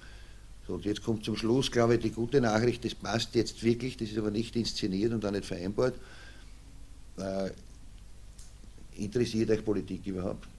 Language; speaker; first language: German; native; German